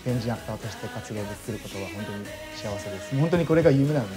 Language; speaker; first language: Japanese; early bilingual, other home language; Filipino